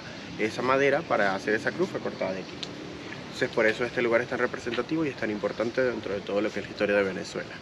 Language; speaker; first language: Spanish; native; Spanish